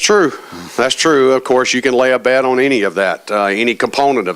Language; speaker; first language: English; native; English